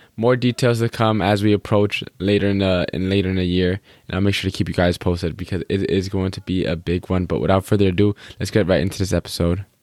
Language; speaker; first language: English; native; English